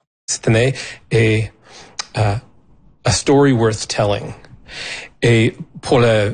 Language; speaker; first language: French; non-native, fluent; English